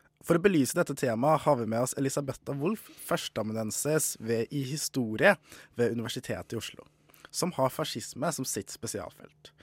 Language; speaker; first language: Norwegian; native; Norwegian